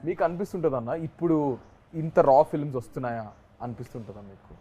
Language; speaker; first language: Telugu; native; Telugu